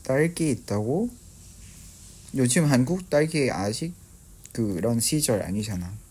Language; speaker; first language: Korean; non-native, fluent; Vietnamese